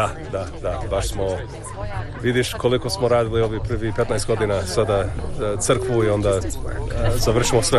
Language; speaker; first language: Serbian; early bilingual, heritage; Serbian